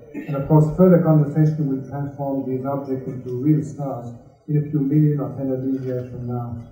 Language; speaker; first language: English; non-native, fluent; French